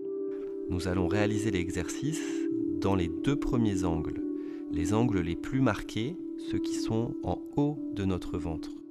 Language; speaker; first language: French; native; French